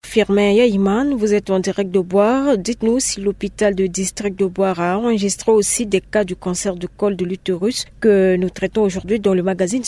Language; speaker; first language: French; non-native, local second language; Sango